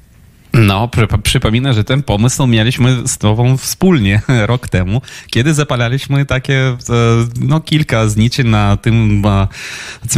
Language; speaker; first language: Polish; non-native, fluent; Ukrainian